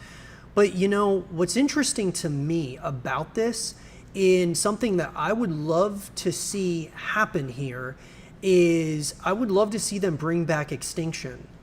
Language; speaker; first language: English; native; English